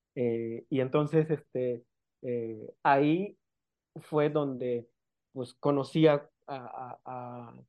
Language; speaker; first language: Spanish; non-native, local second language; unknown